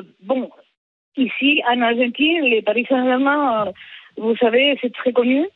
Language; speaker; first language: French; non-native, learner; Spanish